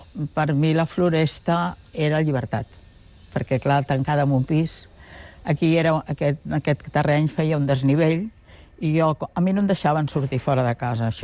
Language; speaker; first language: Catalan; native; Catalan